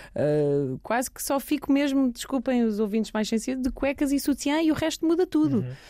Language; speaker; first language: Portuguese; early bilingual, heritage; Portuguese